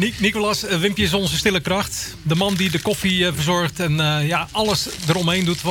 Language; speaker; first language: Dutch; native; Dutch